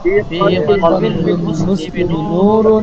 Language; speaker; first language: Arabic; non-native, learner; Bangla